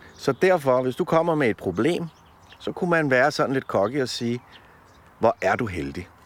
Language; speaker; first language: Danish; early bilingual, other home language; Polish